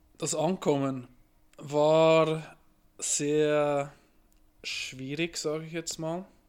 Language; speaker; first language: German; native; German